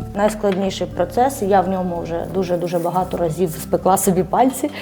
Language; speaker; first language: Ukrainian; native; Ukrainian